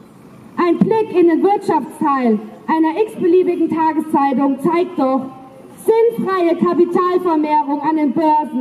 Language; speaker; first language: German; native; German